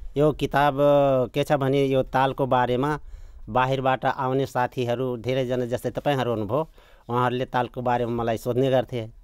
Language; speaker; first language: Nepali; non-native, local second language; Dangaura Tharu